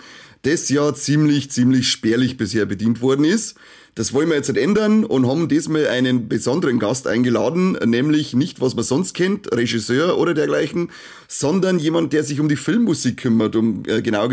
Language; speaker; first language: German; native; German